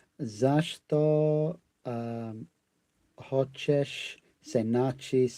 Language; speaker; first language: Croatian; non-native, learner; English